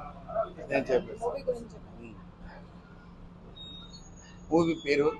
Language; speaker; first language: Telugu; non-native, fluent; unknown